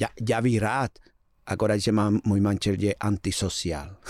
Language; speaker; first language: Czech; non-native, fluent; Spanish